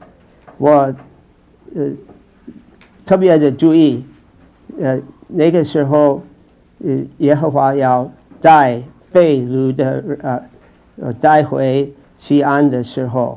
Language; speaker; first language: Chinese; non-native, fluent; English